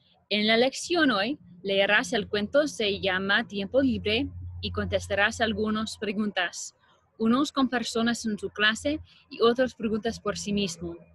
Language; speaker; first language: Spanish; non-native, fluent; English